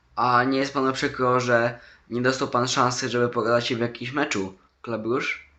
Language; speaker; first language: Polish; native; Polish